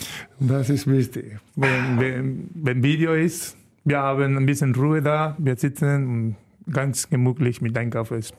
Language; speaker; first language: German; non-native, learner; Spanish